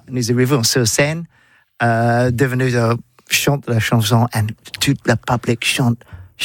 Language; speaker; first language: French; non-native, learner; English